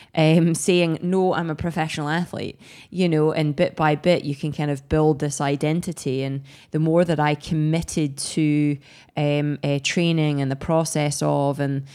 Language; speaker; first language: English; native; English